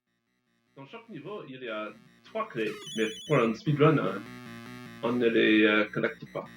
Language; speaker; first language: French; non-native, learner; English